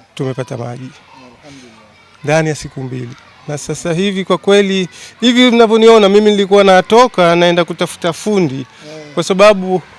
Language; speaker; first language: Swahili; native; Swahili